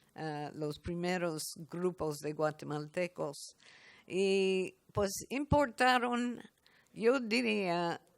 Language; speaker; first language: Spanish; non-native, fluent; English